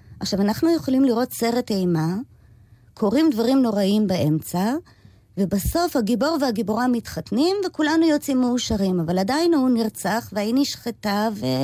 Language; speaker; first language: Hebrew; early bilingual, other home language; English